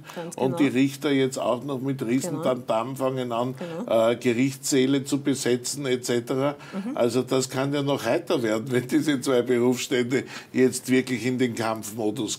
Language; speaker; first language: German; native; German